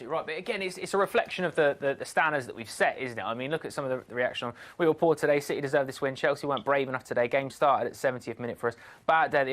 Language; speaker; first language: English; native; English